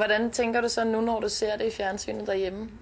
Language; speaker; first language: Danish; native; Danish